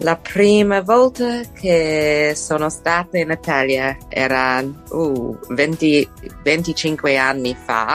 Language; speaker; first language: Italian; non-native, fluent; English